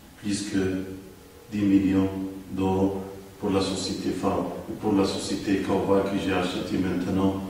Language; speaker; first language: French; non-native, local second language; Arabic